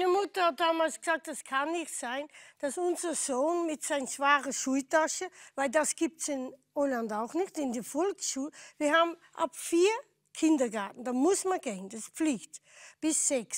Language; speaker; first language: German; non-native, fluent; Dutch